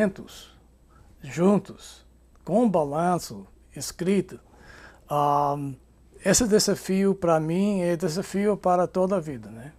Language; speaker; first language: Portuguese; non-native, fluent; English